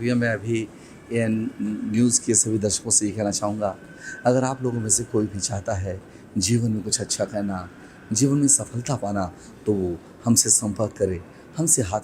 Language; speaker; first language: Hindi; native; Hindi